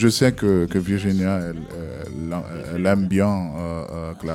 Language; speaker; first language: French; non-native, learner; Portuguese